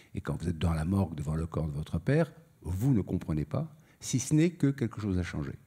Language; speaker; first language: French; native; French